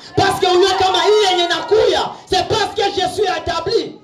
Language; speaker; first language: French; non-native, local second language; Swahili